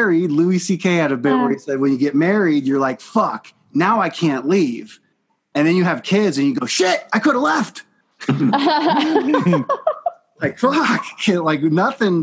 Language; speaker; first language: English; native; English